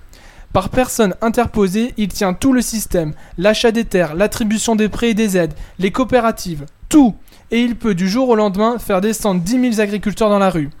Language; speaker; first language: French; native; French